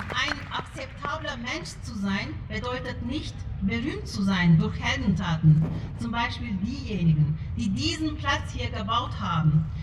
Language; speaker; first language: German; early bilingual, other home language; Turkish